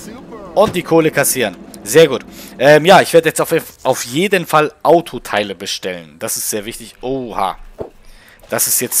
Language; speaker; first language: German; native; German